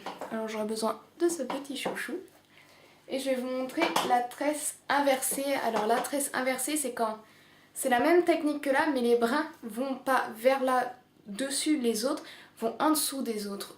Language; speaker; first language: French; native; French